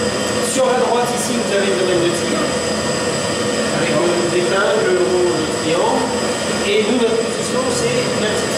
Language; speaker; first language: French; native; French